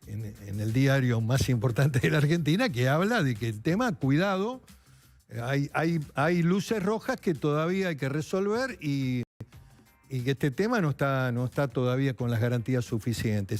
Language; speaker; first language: Spanish; native; Spanish